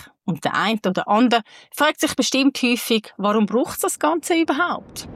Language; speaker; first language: German; native; German